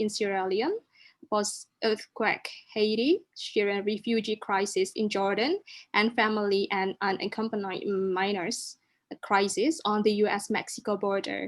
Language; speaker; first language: English; non-native, local second language; Indonesian